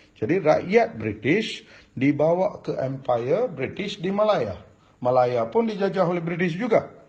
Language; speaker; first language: Malay; non-native, local second language; Tamil